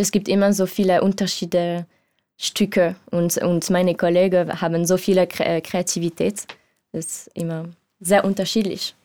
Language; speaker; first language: German; non-native, learner; French